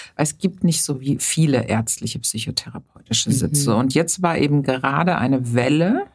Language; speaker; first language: German; native; German